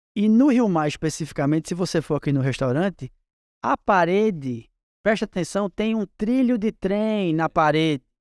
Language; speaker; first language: Portuguese; native; Portuguese